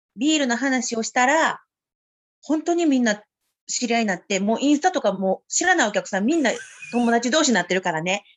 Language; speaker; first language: Japanese; native; Japanese